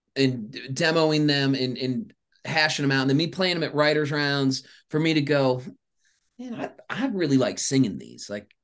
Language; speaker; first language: English; native; English